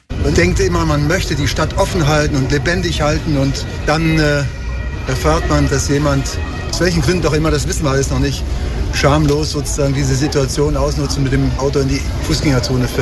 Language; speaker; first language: German; native; German